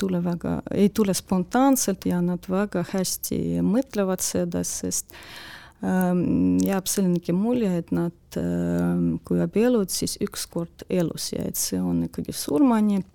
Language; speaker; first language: Estonian; non-native, local second language; Russian